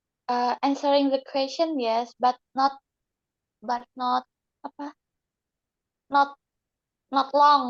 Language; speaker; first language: English; non-native, learner; Indonesian